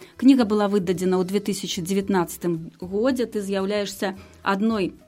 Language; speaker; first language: Belarusian; native; Belarusian